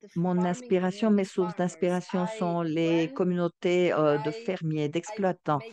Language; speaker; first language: French; non-native, fluent; Portuguese